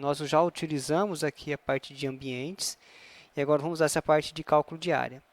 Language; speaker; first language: Portuguese; native; Portuguese